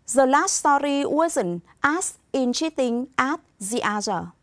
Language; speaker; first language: English; non-native, fluent; Vietnamese